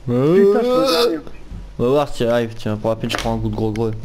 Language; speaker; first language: French; native; French